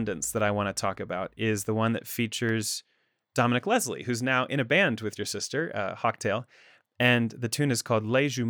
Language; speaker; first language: English; native; English